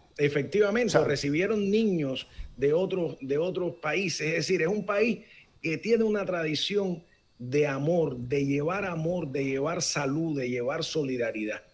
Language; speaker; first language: Spanish; native; Spanish